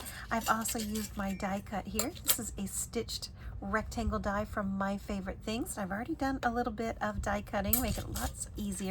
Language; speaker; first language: English; native; English